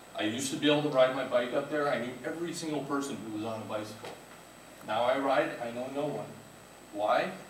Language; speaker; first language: English; native; English